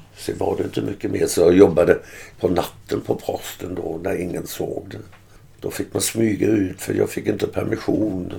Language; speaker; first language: Swedish; early bilingual, other home language; German